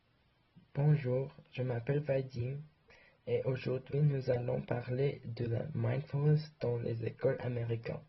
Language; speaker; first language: French; non-native, learner; English